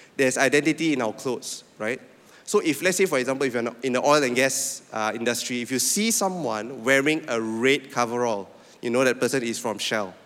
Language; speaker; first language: English; non-native, local second language; Min Nan Chinese